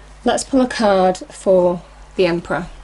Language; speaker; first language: English; native; English